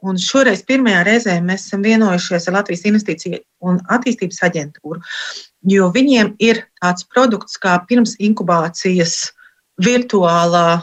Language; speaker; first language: Latvian; native; Latvian